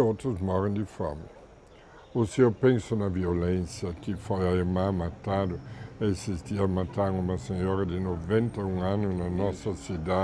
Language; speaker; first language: Portuguese; non-native, fluent; German